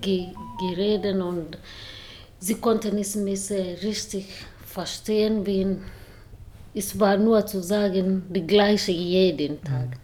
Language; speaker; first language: German; non-native, learner; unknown